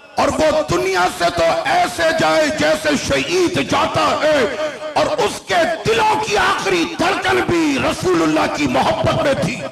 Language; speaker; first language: Urdu; native; Urdu